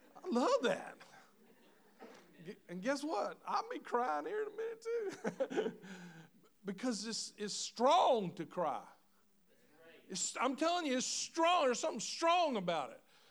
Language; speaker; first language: English; native; English